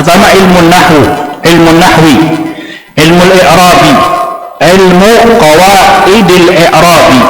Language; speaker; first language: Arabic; non-native, fluent; Indonesian